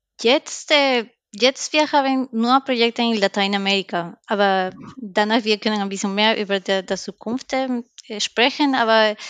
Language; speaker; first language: German; non-native, learner; Spanish